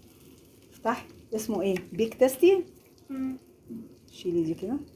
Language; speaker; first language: Arabic; native; Arabic